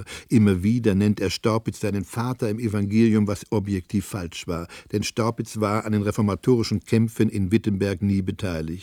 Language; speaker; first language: German; native; German